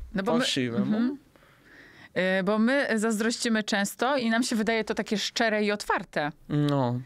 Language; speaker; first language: Polish; native; Polish